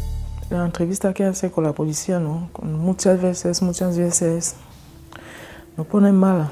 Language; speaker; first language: Spanish; non-native, fluent; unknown